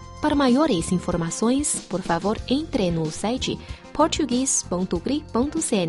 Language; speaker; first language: Portuguese; non-native, fluent; Chinese